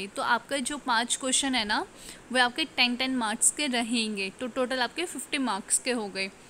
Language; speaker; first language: Hindi; native; Hindi